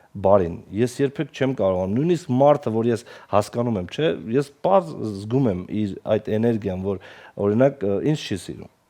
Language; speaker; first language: Armenian; non-native, local second language; Kurdish